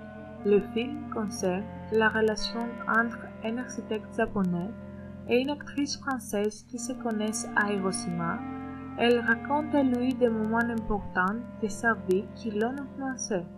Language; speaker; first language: French; non-native, learner; Greek